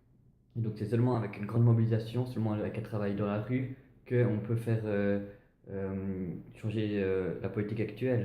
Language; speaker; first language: French; native; French